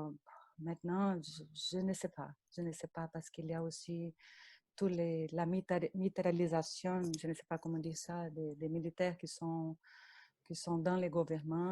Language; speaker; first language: French; non-native, fluent; Portuguese